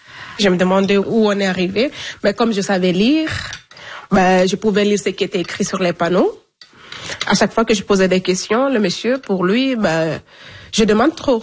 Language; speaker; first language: French; non-native, fluent; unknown